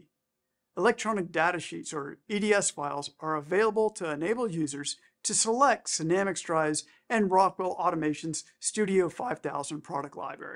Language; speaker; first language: English; native; English